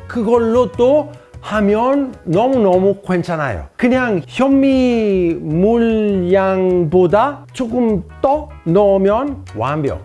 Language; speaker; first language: Korean; non-native, fluent; Italian